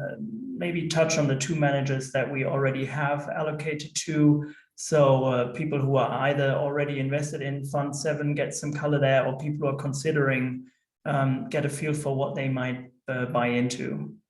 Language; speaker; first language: English; non-native, fluent; German